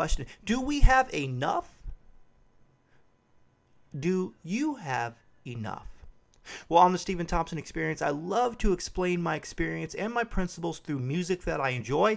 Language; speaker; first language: English; native; English